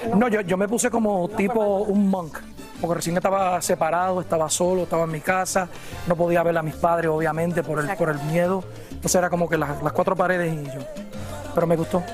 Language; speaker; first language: Spanish; early bilingual, heritage; Spanish